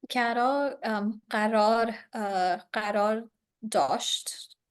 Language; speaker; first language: Persian; non-native, learner; English